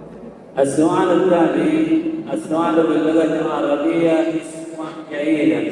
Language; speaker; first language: Arabic; non-native, fluent; Indonesian